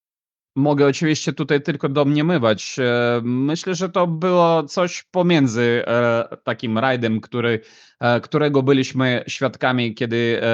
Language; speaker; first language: Polish; non-native, fluent; Ukrainian